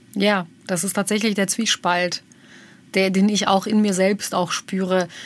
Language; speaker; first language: German; early bilingual, other home language; Bosnian